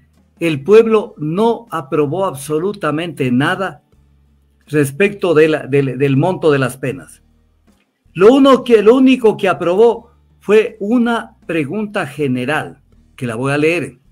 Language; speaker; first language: Spanish; native; Spanish